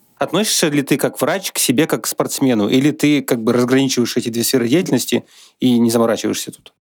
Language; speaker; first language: Russian; native; Russian